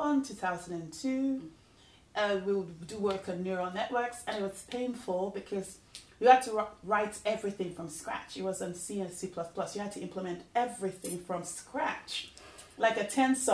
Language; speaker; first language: English; non-native, local second language; Yoruba